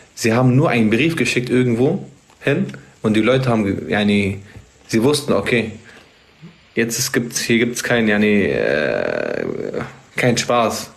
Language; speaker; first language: German; early bilingual, other home language; Arabic